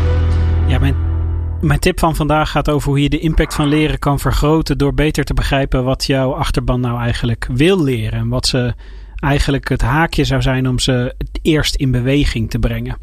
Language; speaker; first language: Dutch; native; Dutch